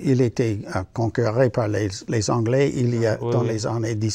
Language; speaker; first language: French; non-native, learner; English